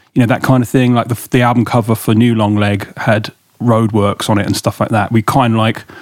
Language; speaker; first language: English; native; English